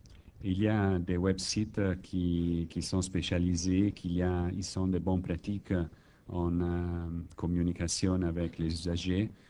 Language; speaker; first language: French; non-native, learner; Italian